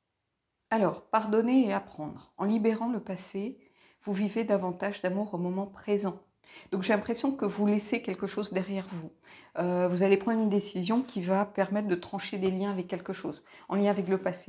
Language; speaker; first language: French; native; French